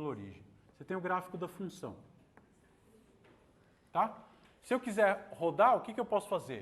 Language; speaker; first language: Portuguese; native; Portuguese